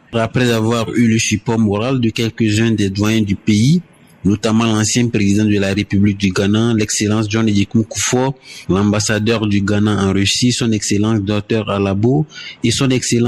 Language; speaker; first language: French; non-native, fluent; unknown